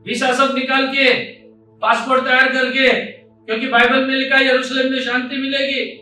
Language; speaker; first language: Hindi; non-native, local second language; Marathi